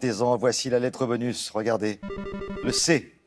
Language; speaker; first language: French; native; French